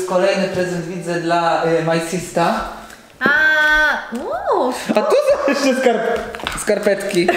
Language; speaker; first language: Polish; native; Polish